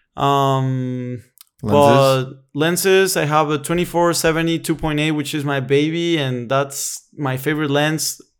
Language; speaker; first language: English; non-native, fluent; Spanish